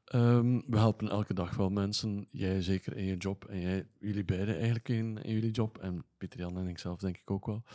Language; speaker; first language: Dutch; native; Dutch